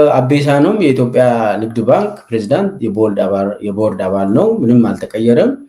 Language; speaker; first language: Amharic; non-native, local second language; Oromo